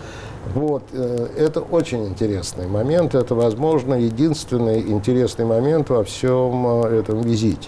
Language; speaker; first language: Russian; native; Russian